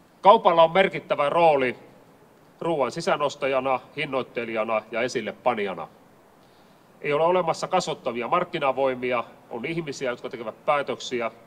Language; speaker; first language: Finnish; native; Finnish